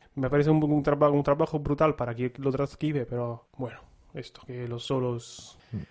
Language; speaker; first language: Spanish; non-native, fluent; Italian